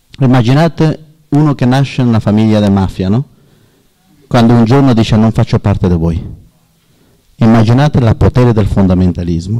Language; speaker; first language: Italian; non-native, learner; Persian